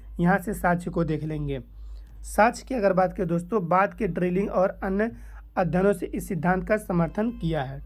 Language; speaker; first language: Hindi; native; Hindi